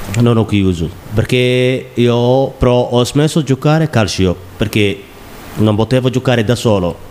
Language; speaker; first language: Italian; non-native, learner; Somali